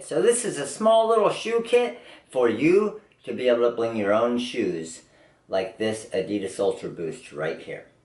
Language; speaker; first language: English; native; English